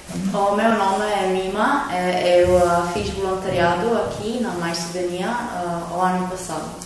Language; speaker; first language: Portuguese; non-native, learner; Slovenian